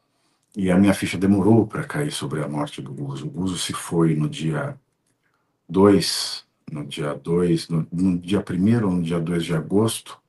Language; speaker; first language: Portuguese; native; Portuguese